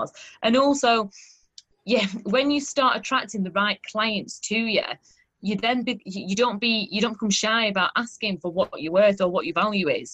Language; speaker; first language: English; native; English